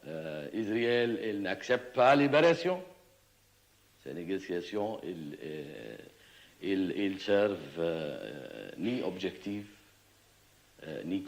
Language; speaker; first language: French; non-native, learner; Arabic